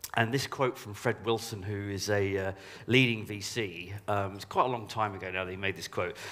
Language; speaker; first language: English; native; English